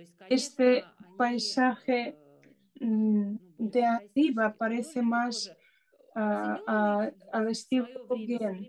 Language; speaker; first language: Spanish; non-native, fluent; Russian